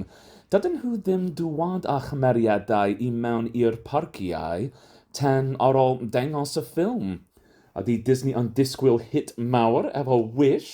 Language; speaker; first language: Welsh; non-native, fluent; English